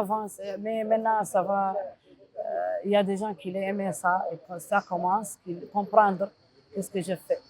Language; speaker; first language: French; non-native, learner; Arabic